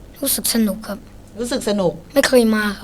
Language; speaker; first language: Thai; non-native, learner; Shan